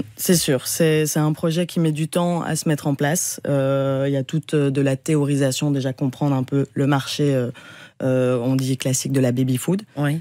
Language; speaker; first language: French; native; French